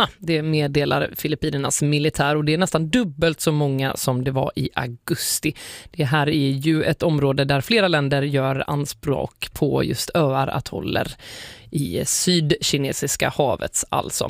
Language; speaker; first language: Swedish; native; Swedish